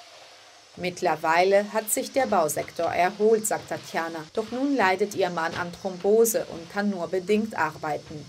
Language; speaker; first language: German; early bilingual, other home language; Greek